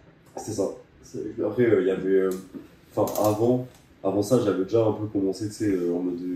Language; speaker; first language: French; native; French